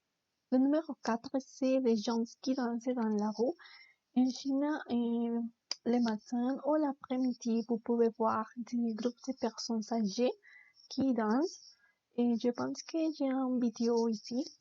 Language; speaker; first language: French; non-native, learner; Spanish